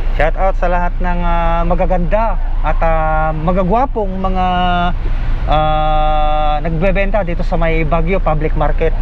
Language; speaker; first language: Filipino; native; Filipino